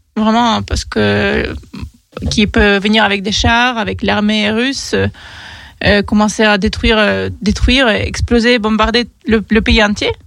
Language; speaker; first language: French; non-native, fluent; Ukrainian